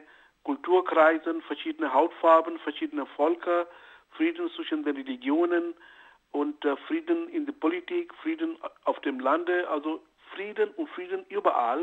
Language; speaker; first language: German; non-native, fluent; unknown